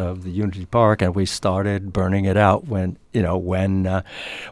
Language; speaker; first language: English; native; English